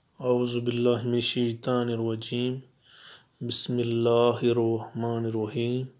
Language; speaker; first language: Urdu; native; Urdu